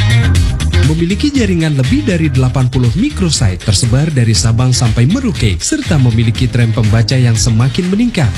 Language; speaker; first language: Indonesian; native; Indonesian